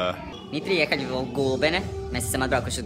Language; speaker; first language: Russian; non-native, local second language; Latvian